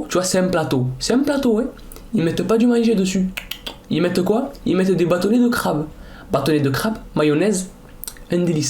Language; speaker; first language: French; native; French